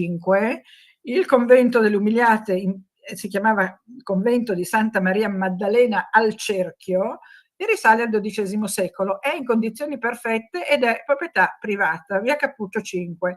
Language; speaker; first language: Italian; native; Italian